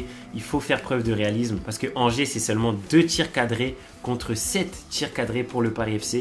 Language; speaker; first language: French; native; French